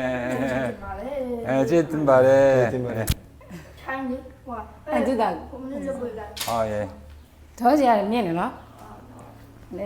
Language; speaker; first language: Korean; native; Korean